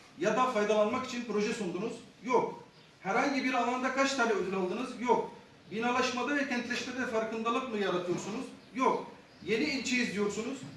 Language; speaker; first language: Turkish; native; Turkish